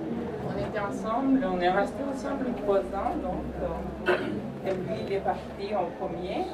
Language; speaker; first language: French; non-native, fluent; Spanish